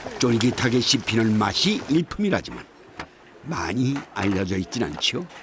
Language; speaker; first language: Korean; native; Korean